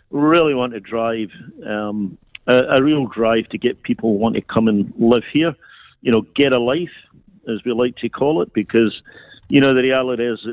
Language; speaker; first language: English; native; English